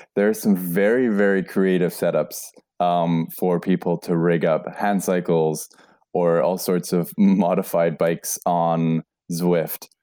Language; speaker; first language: English; native; English